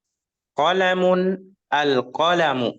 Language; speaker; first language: Arabic; non-native, fluent; Indonesian